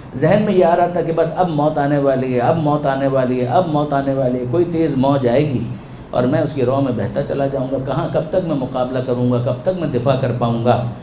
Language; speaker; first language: Urdu; non-native, local second language; Gujarati